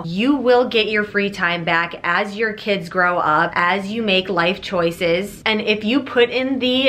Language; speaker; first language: English; native; English